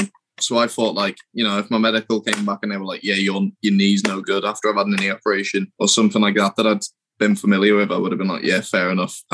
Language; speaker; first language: English; native; English